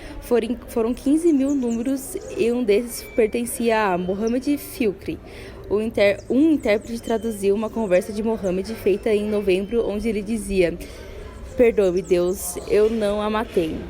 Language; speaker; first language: Portuguese; native; Portuguese